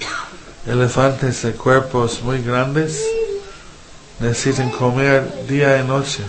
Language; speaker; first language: Spanish; non-native, fluent; English